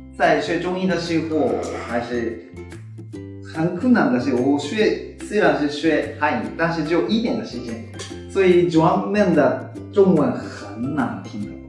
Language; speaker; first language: Chinese; non-native, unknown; Japanese